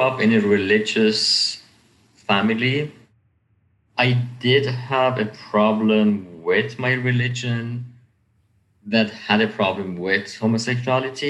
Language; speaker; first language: English; native; English